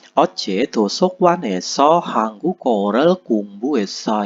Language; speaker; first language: Korean; non-native, fluent; Indonesian